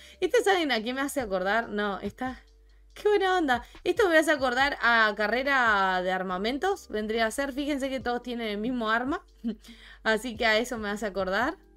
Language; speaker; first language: Spanish; native; Spanish